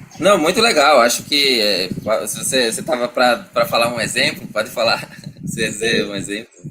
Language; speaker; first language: Portuguese; native; Portuguese